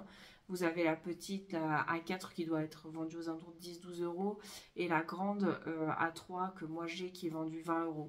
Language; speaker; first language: French; native; French